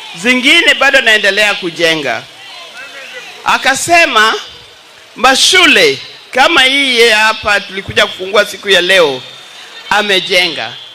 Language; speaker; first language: Swahili; non-native, local second language; Luo (Kenya and Tanzania)